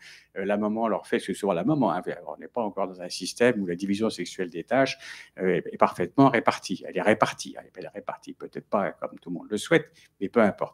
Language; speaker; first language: French; native; French